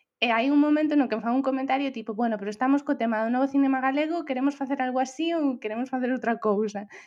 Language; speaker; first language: Galician; native; Galician